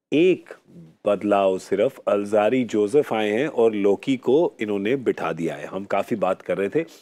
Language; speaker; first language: Hindi; native; Hindi